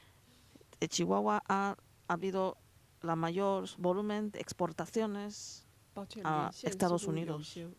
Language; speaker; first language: Spanish; non-native, learner; Chinese